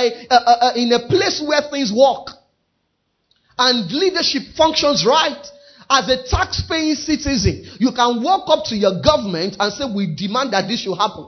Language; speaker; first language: English; non-native, local second language; Yoruba